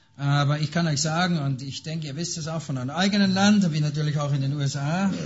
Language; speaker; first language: German; native; German